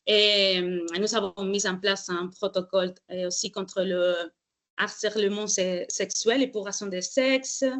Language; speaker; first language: French; non-native, fluent; Spanish